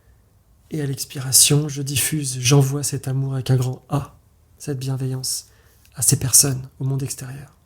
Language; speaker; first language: French; native; French